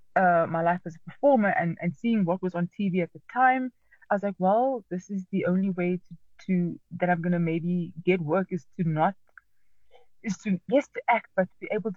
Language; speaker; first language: English; native; English